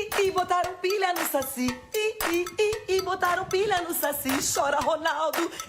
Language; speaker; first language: Portuguese; native; Portuguese